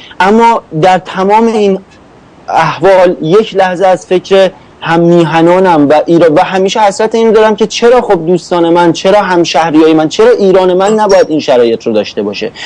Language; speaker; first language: Persian; native; Persian